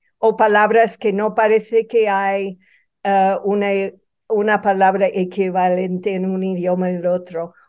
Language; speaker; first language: Spanish; non-native, fluent; English